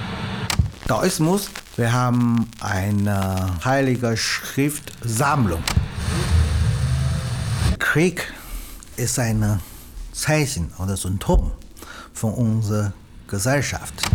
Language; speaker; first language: German; non-native, learner; Chinese